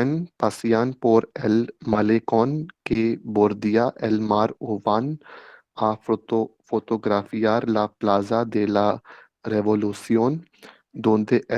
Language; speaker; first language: Spanish; non-native, learner; Hindi